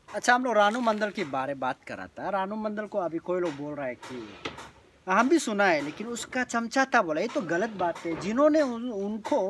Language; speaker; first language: Hindi; non-native, local second language; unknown